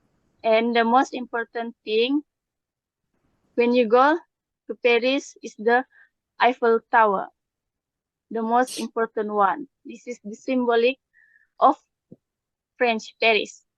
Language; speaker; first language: English; non-native, learner; Malay